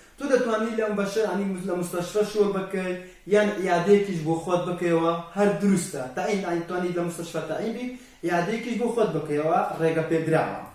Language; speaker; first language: Central Kurdish; non-native, local second language; Kurdish